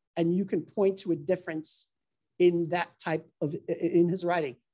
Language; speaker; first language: English; native; English